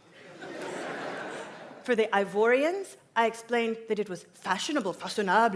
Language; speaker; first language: English; native; English